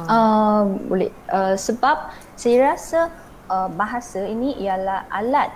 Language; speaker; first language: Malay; non-native, fluent; Chinese